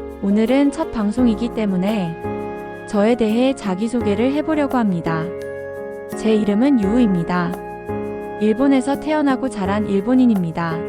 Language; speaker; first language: Korean; non-native, fluent; Japanese